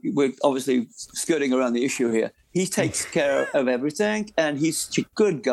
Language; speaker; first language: English; native; English